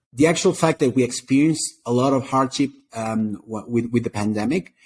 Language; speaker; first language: English; non-native, fluent; Portuguese